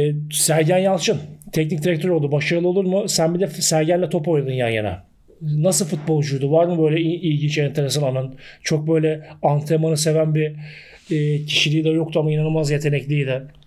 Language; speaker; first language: Turkish; native; Turkish